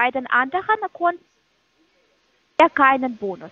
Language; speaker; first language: German; non-native, fluent; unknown